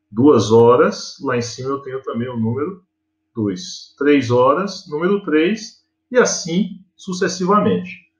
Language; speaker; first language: Portuguese; native; Portuguese